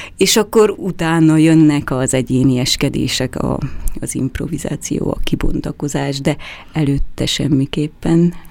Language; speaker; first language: Hungarian; native; Hungarian